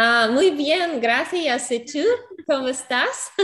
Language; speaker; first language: Spanish; non-native, learner; English